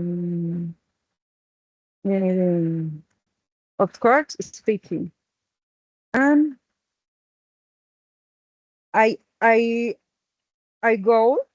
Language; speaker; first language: English; non-native, learner; Spanish